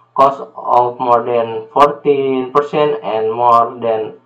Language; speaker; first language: English; non-native, learner; Indonesian